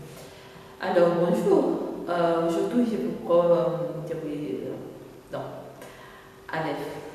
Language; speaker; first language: French; non-native, fluent; Catalan